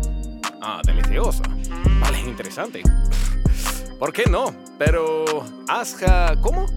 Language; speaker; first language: Spanish; non-native, learner; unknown